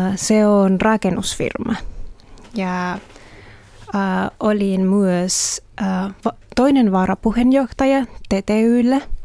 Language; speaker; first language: Finnish; non-native, learner; Spanish